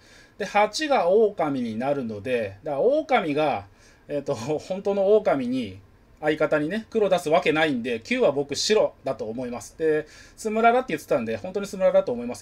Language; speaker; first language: Japanese; native; Japanese